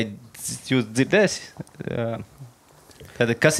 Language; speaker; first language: Latvian; native; Latvian